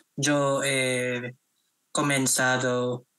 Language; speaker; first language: Spanish; non-native, learner; Filipino